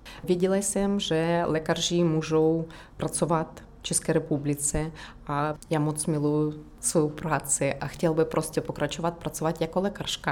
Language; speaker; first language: Czech; non-native, learner; Ukrainian